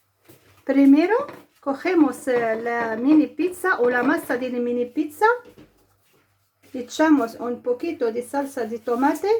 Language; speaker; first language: Spanish; non-native, fluent; Arabic